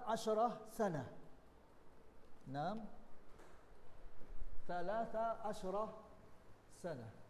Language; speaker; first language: Arabic; non-native, learner; Indonesian